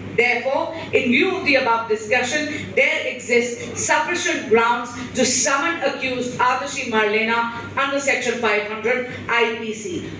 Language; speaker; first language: English; non-native, local second language; Hindi